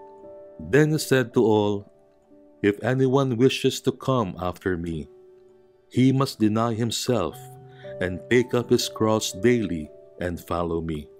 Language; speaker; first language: English; non-native, local second language; Filipino